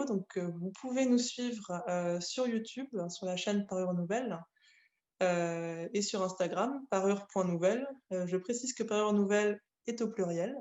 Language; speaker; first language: French; native; French